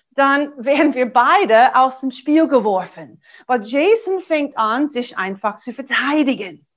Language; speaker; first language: German; non-native, fluent; English